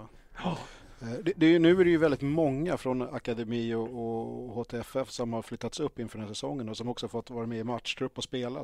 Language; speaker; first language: Swedish; native; Swedish